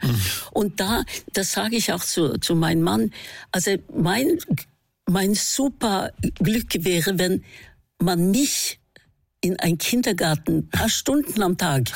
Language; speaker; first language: German; non-native, fluent; Norwegian